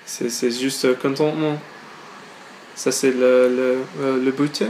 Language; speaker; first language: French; non-native, learner; English